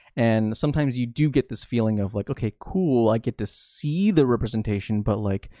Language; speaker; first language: English; early bilingual, other home language; Filipino